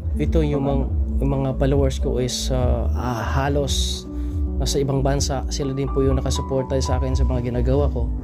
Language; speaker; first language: Filipino; native; Filipino